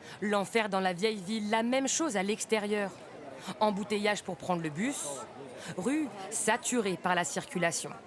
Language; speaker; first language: French; native; French